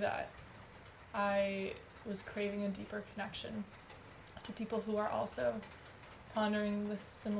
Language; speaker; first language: English; native; English